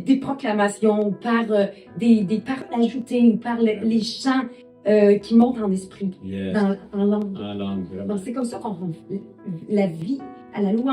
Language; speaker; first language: French; native; French